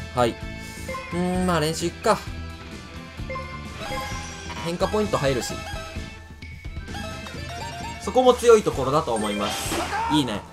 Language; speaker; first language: Japanese; native; Japanese